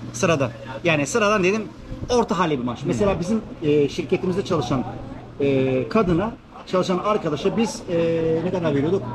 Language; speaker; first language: Turkish; native; Turkish